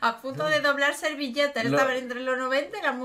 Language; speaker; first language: Spanish; native; Spanish